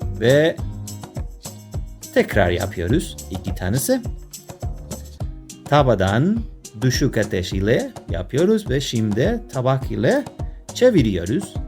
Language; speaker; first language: Turkish; non-native, learner; Spanish